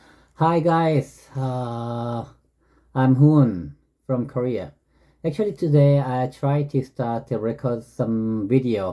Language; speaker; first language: English; non-native, learner; Korean